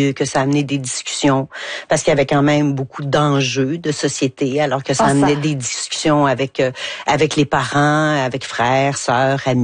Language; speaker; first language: French; native; French